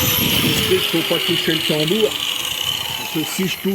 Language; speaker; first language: French; native; French